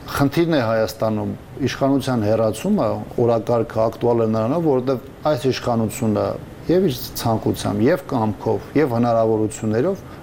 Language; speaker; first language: Armenian; native; Armenian